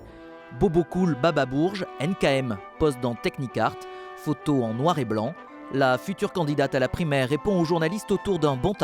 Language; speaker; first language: French; native; French